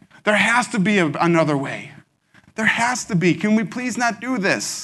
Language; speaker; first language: English; native; English